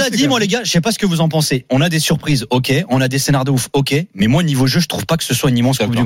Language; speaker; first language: French; native; French